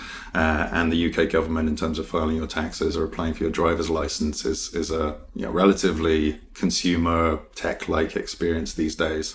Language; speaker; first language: English; native; English